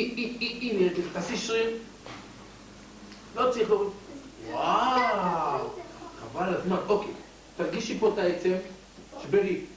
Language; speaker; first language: Hebrew; native; Hebrew